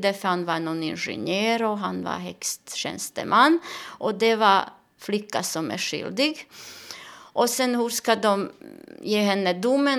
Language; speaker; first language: Swedish; non-native, learner; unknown